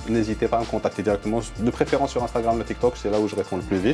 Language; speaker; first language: French; non-native, local second language; Arabic